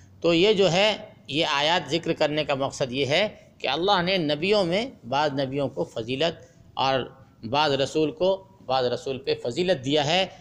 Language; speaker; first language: Urdu; native; Urdu